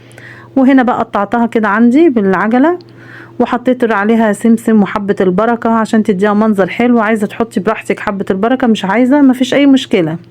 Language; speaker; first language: Arabic; native; Arabic